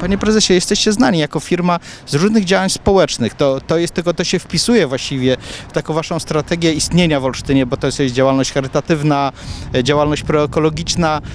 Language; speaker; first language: Polish; native; Polish